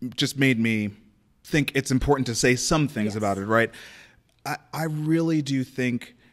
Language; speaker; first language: English; native; English